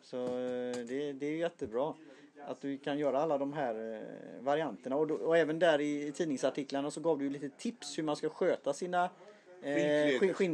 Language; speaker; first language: Swedish; native; Swedish